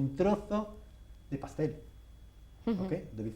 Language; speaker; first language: Spanish; non-native, fluent; English